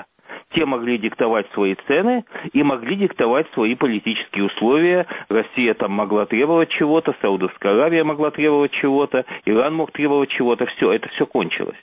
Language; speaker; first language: Russian; native; Russian